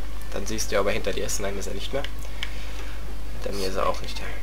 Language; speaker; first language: German; native; German